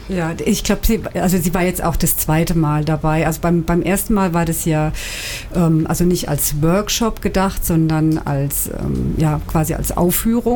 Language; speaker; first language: German; native; German